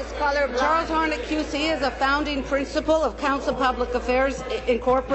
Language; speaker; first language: English; native; English